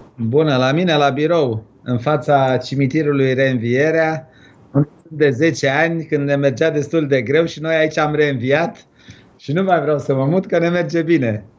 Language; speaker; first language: Romanian; native; Romanian